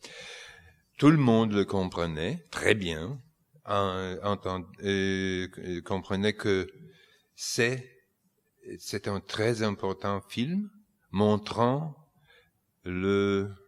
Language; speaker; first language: French; non-native, fluent; Polish